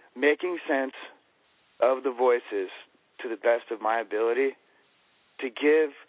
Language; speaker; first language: English; native; English